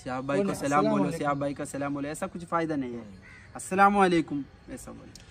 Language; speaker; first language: Hindi; non-native, local second language; Malayalam